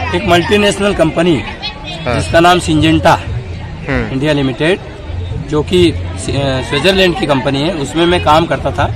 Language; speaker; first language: Hindi; native; Hindi